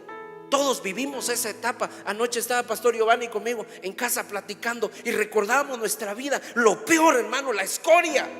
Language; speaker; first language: Spanish; native; Spanish